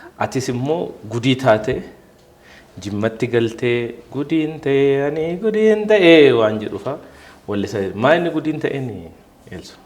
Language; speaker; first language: Oromo; native; Oromo